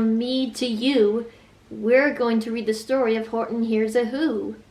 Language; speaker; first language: English; native; English